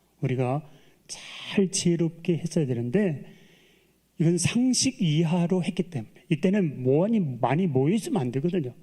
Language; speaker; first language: Korean; native; Korean